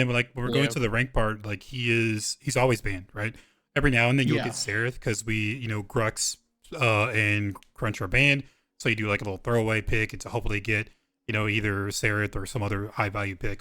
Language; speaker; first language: English; native; English